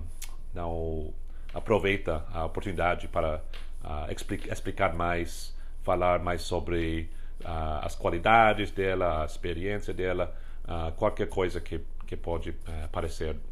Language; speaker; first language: Portuguese; non-native, fluent; English